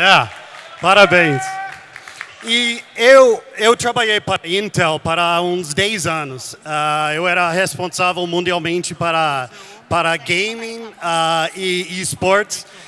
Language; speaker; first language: Portuguese; non-native, fluent; English